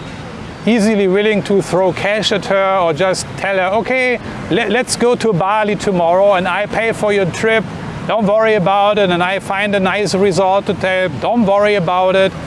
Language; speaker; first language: English; non-native, fluent; German